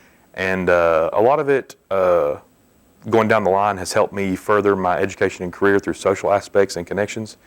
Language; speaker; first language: English; native; English